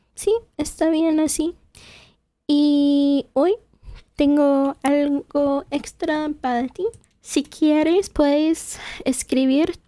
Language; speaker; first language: Spanish; non-native, fluent; English